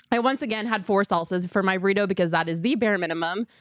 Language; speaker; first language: English; native; English